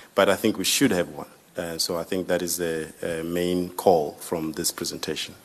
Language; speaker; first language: English; non-native, local second language; Xhosa